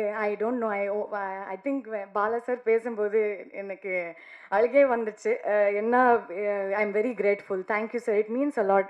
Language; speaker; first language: Tamil; non-native, learner; Kannada